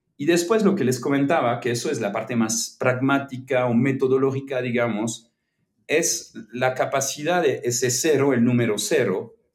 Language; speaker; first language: Spanish; non-native, fluent; French